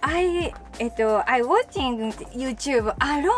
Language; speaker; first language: English; non-native, learner; Japanese